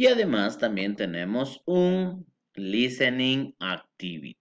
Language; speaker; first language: Spanish; native; Spanish